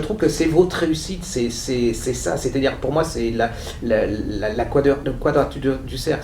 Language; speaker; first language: French; native; French